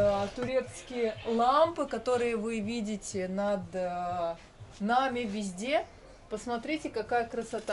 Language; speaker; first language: Russian; native; Russian